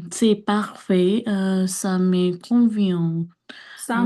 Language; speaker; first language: French; non-native, learner; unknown